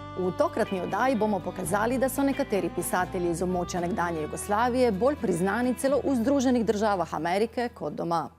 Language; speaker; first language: Slovenian; native; Slovenian